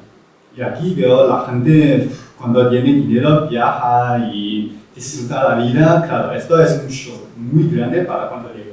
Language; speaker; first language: Spanish; non-native, fluent; Chinese